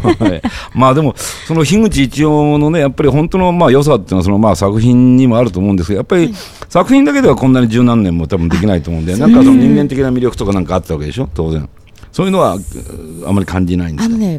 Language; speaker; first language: Japanese; native; Japanese